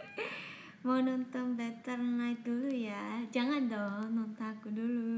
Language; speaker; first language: Indonesian; non-native, fluent; Japanese